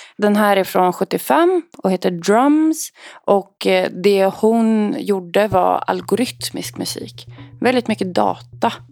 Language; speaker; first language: Swedish; early bilingual, other home language; Arabic